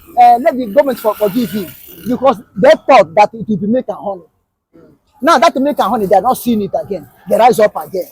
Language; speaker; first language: English; non-native, local second language; Igbo